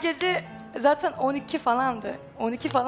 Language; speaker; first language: Turkish; non-native, fluent; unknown